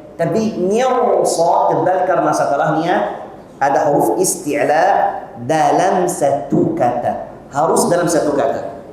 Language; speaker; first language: Malay; non-native, fluent; Arabic